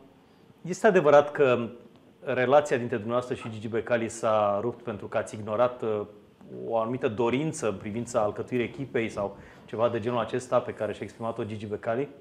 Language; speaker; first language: Romanian; native; Romanian